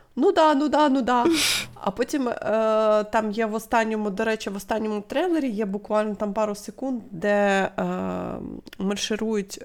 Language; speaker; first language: Ukrainian; non-native, local second language; Russian